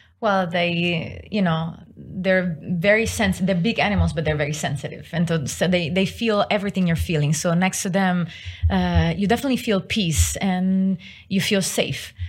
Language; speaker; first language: English; non-native, fluent; Italian